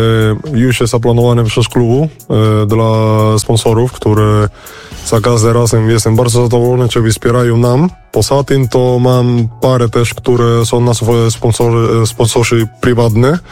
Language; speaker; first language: Polish; non-native, fluent; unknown